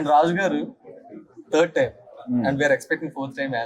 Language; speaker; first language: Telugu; native; Telugu